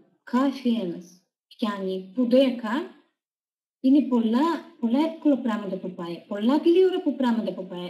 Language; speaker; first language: Greek; non-native, learner; Russian